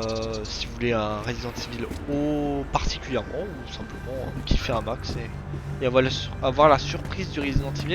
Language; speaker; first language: French; native; French